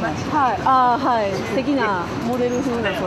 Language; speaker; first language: Japanese; native; Japanese